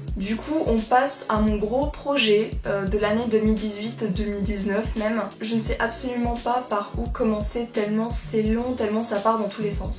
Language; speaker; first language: French; native; French